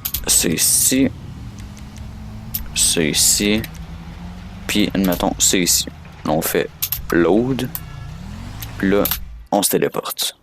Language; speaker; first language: French; native; French